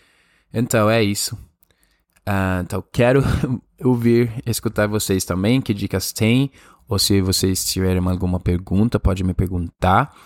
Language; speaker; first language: Portuguese; non-native, fluent; Spanish